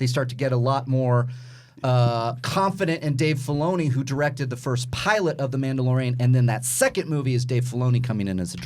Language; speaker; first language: English; native; English